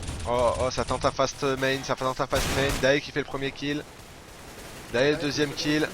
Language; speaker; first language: French; native; French